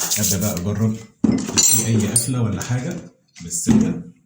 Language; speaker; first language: Arabic; native; Arabic